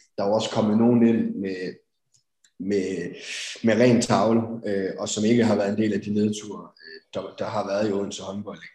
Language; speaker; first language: Danish; native; Danish